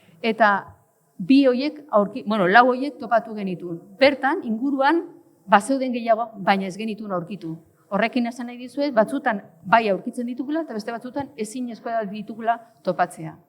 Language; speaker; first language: Basque; native; Basque